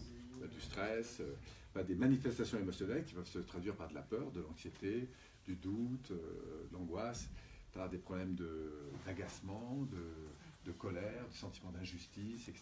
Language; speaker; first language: French; native; French